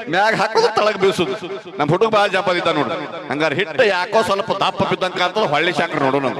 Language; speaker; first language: Kannada; native; Kannada